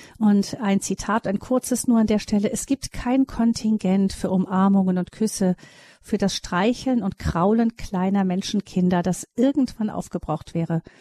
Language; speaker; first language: German; native; German